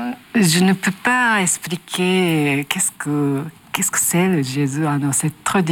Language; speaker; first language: French; non-native, learner; Japanese